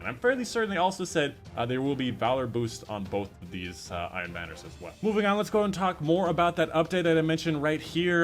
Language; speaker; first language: English; native; English